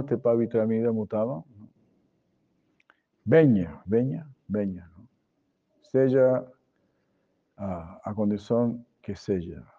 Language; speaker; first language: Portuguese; non-native, fluent; Spanish